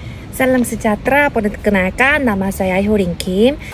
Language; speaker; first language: Indonesian; non-native, learner; Korean